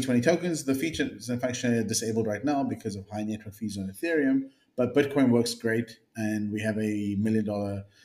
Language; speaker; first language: English; native; English